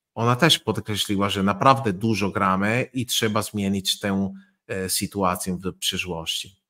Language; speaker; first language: Polish; non-native, fluent; Italian